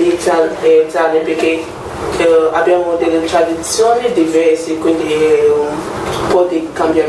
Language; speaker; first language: Italian; non-native, learner; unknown